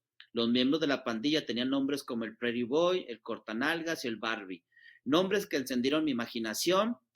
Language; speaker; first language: Spanish; native; Spanish